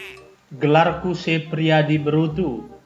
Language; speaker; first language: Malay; non-native, local second language; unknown